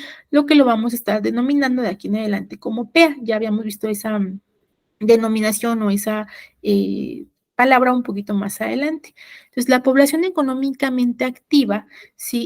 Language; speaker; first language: Spanish; native; Spanish